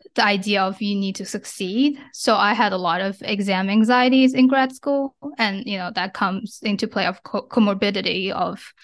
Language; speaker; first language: English; non-native, fluent; Chinese